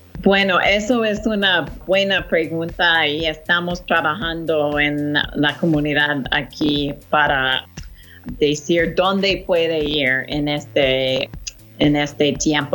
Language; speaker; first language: Spanish; non-native, fluent; English